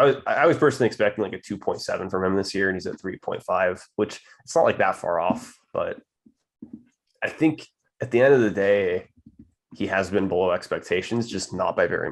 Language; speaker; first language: English; native; English